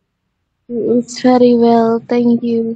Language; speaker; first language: English; non-native, learner; Indonesian